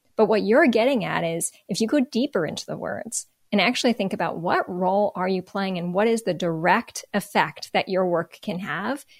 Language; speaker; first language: English; native; English